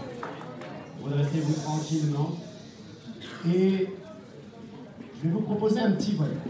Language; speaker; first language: French; native; French